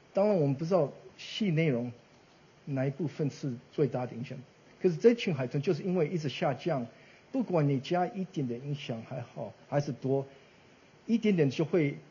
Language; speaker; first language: Chinese; early bilingual, heritage; Chinese